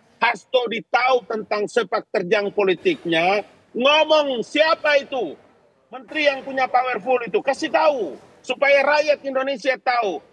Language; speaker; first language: Indonesian; native; Indonesian